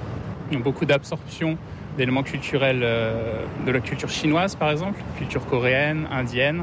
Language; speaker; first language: French; native; French